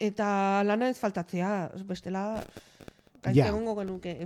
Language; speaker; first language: Basque; non-native, local second language; Spanish